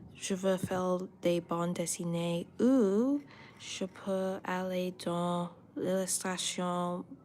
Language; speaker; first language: French; non-native, learner; English